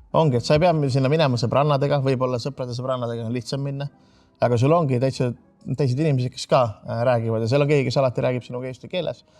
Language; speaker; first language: Estonian; native; Estonian